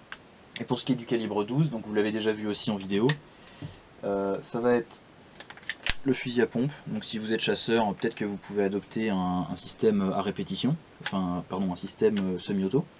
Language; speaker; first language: French; native; French